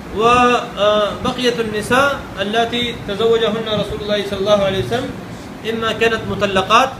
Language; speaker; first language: Arabic; non-native, fluent; Urdu